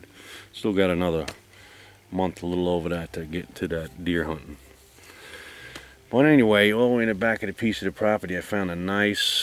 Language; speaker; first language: English; native; English